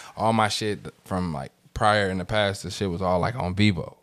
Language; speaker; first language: English; native; English